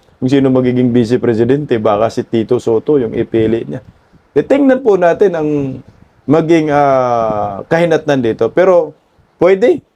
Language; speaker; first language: Filipino; non-native, local second language; Cebuano